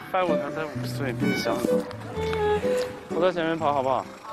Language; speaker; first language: Chinese; native; Chinese